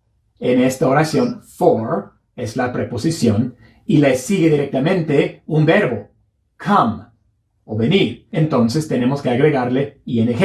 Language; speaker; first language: Spanish; non-native, fluent; English